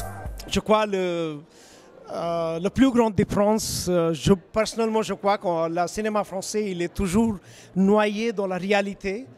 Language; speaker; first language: French; non-native, fluent; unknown